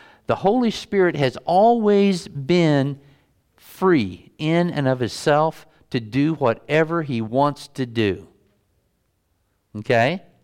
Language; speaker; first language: English; native; English